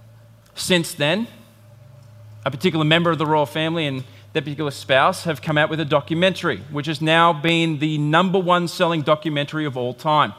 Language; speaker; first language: English; native; English